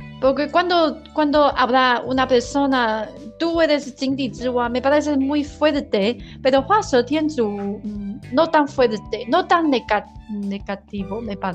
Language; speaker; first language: Spanish; non-native, learner; Chinese